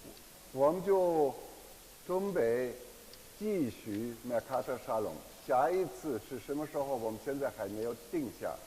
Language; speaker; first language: Chinese; non-native, fluent; German